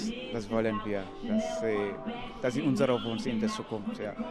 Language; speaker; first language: German; non-native, learner; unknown